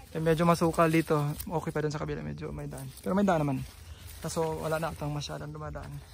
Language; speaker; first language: Filipino; non-native, local second language; Cebuano